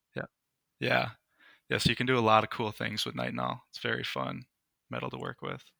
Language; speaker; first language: English; native; English